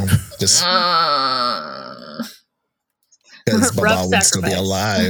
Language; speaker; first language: English; early bilingual, other home language; Spanish